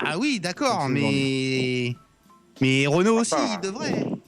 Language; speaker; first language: French; native; French